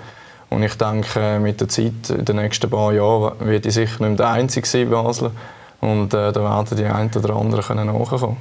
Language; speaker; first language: German; native; German